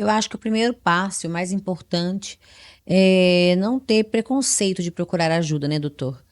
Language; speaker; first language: Portuguese; native; Portuguese